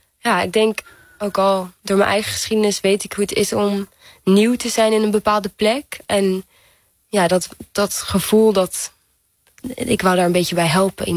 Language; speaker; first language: Dutch; non-native, fluent; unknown